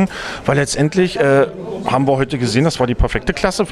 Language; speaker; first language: German; native; German